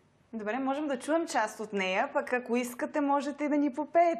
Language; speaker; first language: Bulgarian; native; Bulgarian